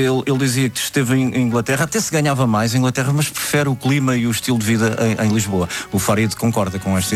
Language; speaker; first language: Portuguese; native; Portuguese